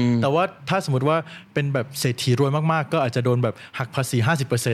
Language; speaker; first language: Thai; early bilingual, heritage; Thai